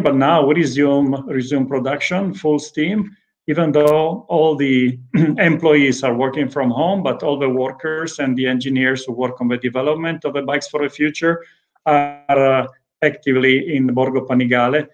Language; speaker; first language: English; non-native, fluent; Italian